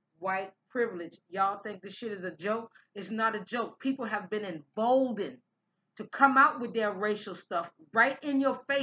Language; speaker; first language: English; native; English